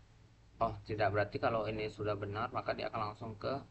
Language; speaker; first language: Indonesian; native; Indonesian